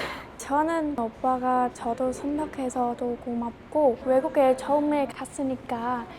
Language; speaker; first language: Korean; non-native, learner; Vietnamese